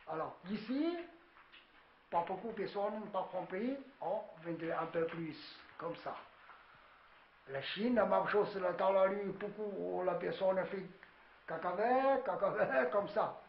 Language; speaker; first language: French; non-native, learner; Chinese